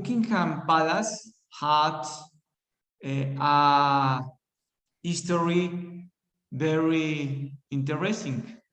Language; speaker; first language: English; non-native, learner; Spanish